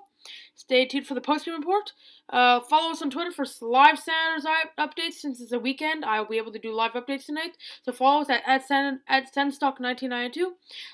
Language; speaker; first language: English; native; English